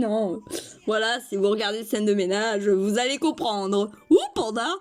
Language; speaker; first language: French; native; French